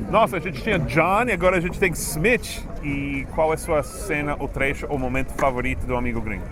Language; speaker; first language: Portuguese; non-native, fluent; English